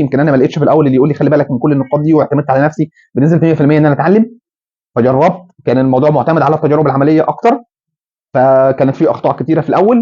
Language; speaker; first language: Arabic; native; Arabic